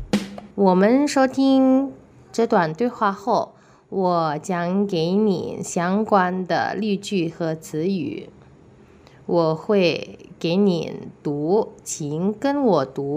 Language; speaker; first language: Chinese; non-native, fluent; Indonesian